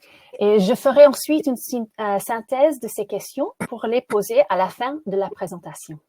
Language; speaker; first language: French; non-native, fluent; English